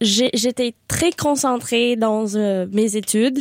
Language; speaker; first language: French; non-native, local second language; Spanish